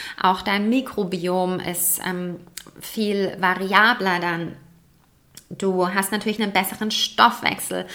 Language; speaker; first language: German; native; German